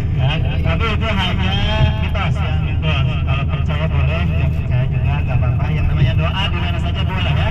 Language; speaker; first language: Indonesian; native; Indonesian